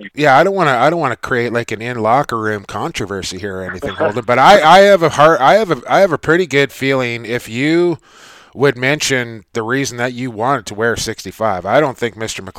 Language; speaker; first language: English; native; English